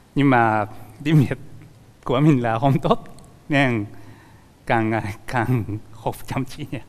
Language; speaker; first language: Vietnamese; non-native, learner; Japanese